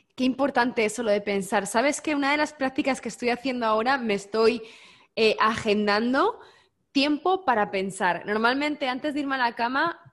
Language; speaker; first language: Spanish; native; Spanish